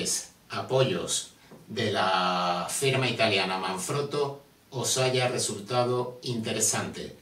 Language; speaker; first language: Spanish; native; Spanish